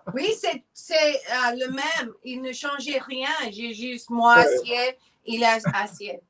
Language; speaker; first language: French; non-native, learner; English